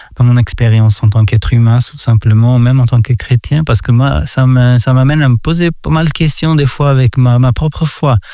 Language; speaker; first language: French; non-native, fluent; Portuguese